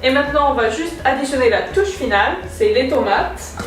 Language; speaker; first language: French; native; French